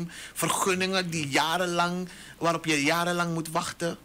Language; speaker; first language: Dutch; native; Dutch